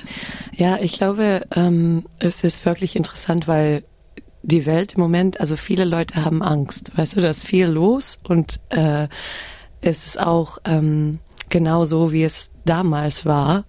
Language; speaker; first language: German; early bilingual, heritage; German